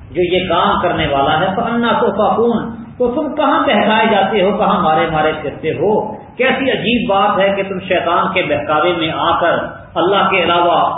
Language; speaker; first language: Urdu; non-native, local second language; Punjabi